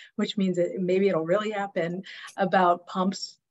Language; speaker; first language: English; native; English